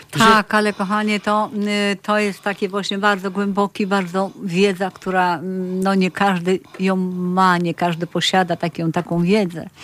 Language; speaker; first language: Polish; native; Polish